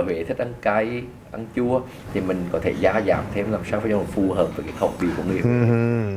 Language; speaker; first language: Vietnamese; native; Vietnamese